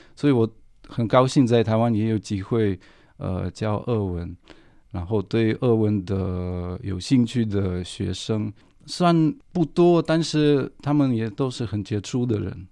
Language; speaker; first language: Chinese; non-native, fluent; Russian